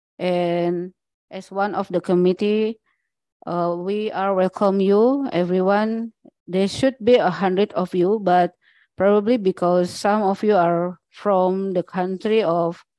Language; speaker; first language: English; non-native, learner; Indonesian